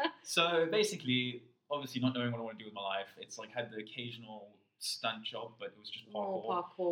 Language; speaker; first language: English; native; English